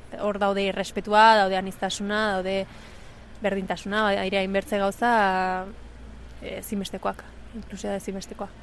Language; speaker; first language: Basque; early bilingual, other home language; Spanish